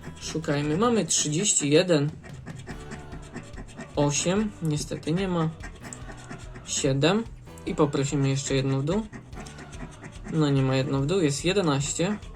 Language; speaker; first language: Polish; native; Polish